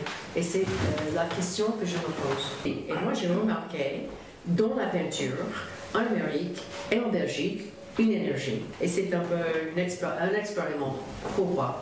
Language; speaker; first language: French; non-native, fluent; English